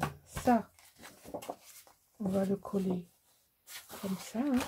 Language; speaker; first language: French; native; French